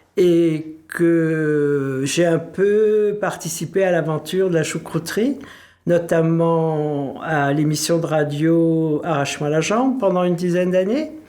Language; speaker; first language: French; non-native, local second language; Swiss German